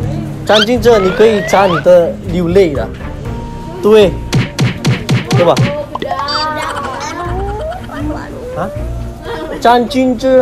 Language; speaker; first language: Chinese; non-native, fluent; Indonesian